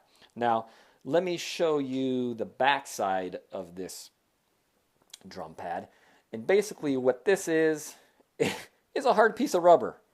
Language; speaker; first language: English; native; English